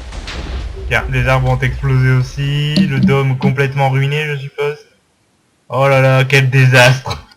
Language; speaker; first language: French; native; French